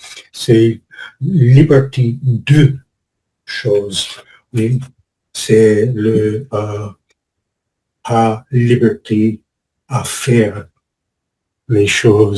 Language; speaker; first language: French; non-native, learner; English